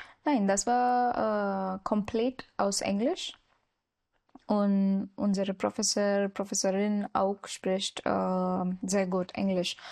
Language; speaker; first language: German; non-native, learner; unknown